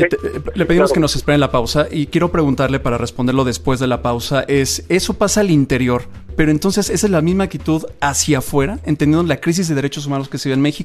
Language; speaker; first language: Spanish; native; Spanish